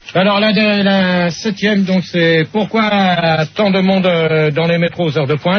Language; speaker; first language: French; native; French